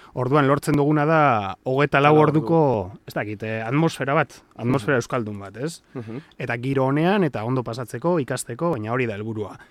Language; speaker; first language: Basque; native; Basque